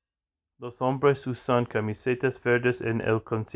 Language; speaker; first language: Spanish; non-native, learner; English